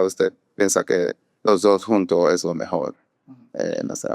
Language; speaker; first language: Spanish; non-native, fluent; English